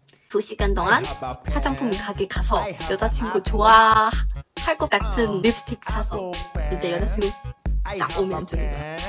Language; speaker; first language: Korean; non-native, fluent; Chinese